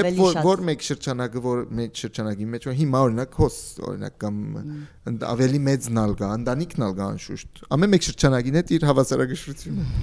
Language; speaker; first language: Armenian; early bilingual, heritage; Armenian